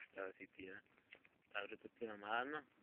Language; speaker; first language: Spanish; native; Spanish